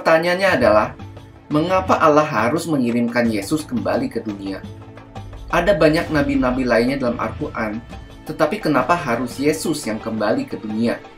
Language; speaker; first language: Indonesian; native; Indonesian